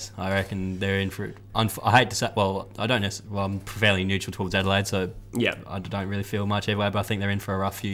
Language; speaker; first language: English; native; English